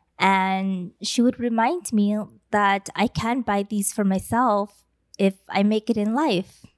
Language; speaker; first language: English; early bilingual, other home language; Vietnamese